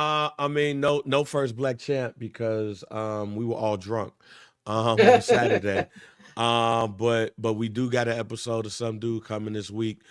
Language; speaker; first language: English; native; English